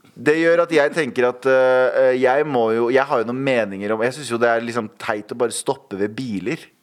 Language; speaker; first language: Norwegian; early bilingual, other home language; Kurdish